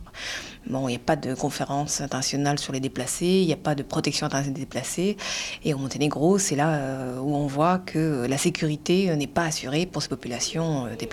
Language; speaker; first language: French; native; French